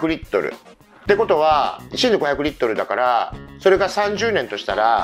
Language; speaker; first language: Japanese; native; Japanese